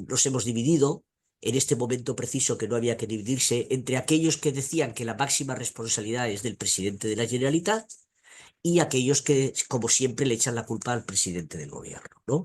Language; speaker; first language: Spanish; native; Spanish